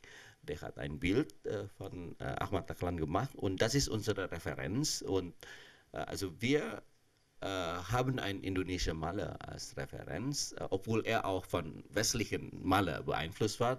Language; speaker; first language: German; non-native, fluent; Indonesian